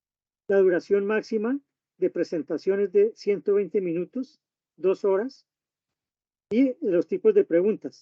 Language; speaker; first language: Spanish; native; Spanish